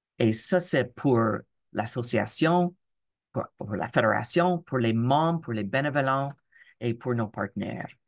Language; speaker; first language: French; non-native, local second language; English